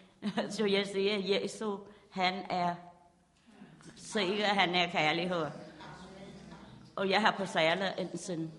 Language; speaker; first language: Danish; non-native, learner; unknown